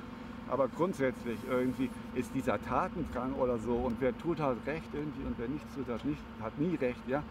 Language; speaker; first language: German; native; German